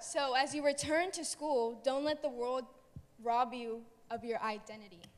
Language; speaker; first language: English; native; English